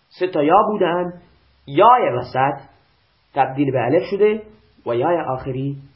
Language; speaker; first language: Persian; non-native, local second language; Baluchi